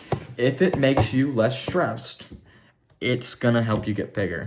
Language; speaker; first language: English; native; English